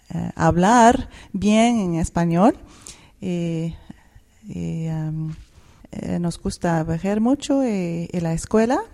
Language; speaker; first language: Spanish; non-native, fluent; Swedish